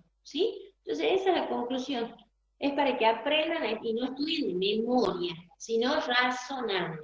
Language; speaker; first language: Spanish; native; Spanish